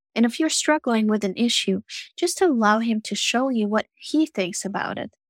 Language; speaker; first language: English; non-native, fluent; Russian